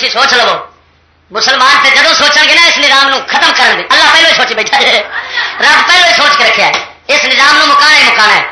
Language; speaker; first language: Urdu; non-native, local second language; Punjabi